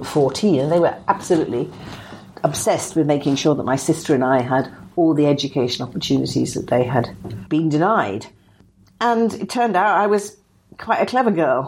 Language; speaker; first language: English; native; English